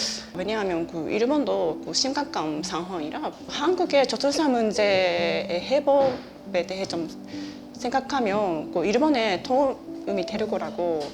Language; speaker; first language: Korean; non-native, fluent; Japanese